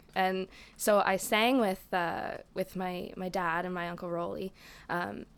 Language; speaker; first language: English; native; English